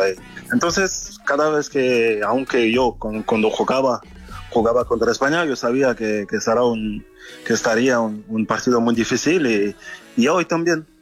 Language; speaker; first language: Spanish; non-native, fluent; French